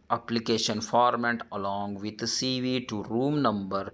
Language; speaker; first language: English; non-native, local second language; Kannada